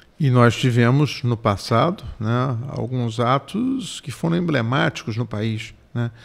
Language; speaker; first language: Portuguese; native; Portuguese